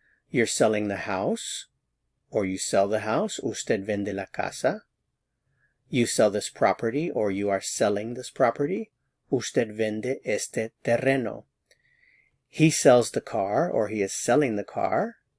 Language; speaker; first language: English; native; English